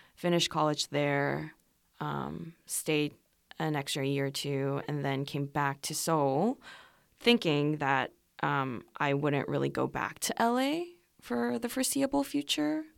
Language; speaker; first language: English; non-native, fluent; Korean